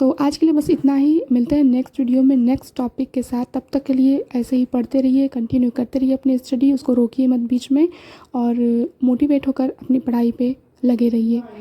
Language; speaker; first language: Hindi; native; Hindi